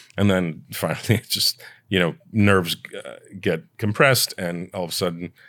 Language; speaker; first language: English; early bilingual, other home language; Italian